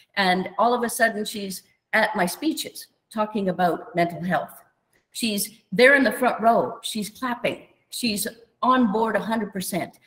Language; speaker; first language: English; native; English